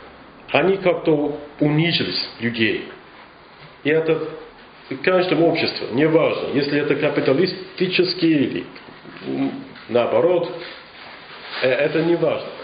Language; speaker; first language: Russian; non-native, fluent; English